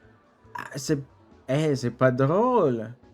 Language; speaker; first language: French; non-native, local second language; English